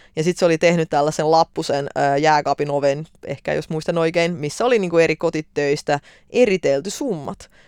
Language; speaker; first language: Finnish; early bilingual, other home language; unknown